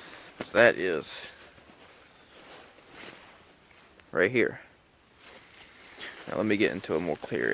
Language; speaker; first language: English; native; English